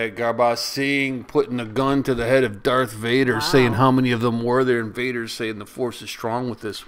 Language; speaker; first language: English; native; English